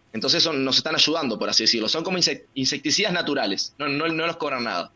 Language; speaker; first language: Spanish; native; Spanish